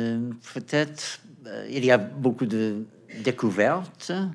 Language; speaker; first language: French; non-native, fluent; Portuguese